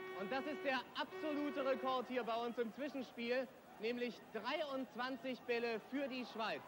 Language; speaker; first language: German; native; German